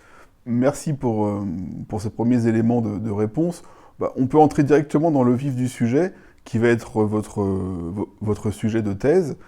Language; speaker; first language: French; native; French